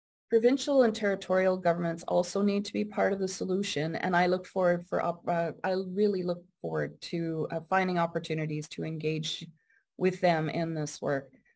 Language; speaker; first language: English; native; English